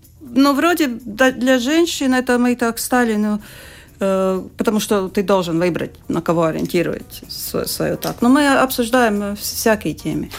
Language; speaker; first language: Russian; non-native, local second language; Latvian